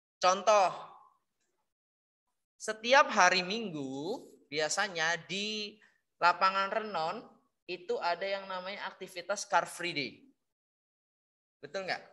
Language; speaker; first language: Indonesian; native; Indonesian